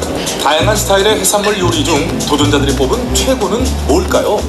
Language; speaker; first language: Korean; native; Korean